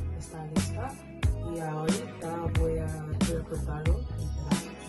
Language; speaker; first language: Spanish; non-native, learner; English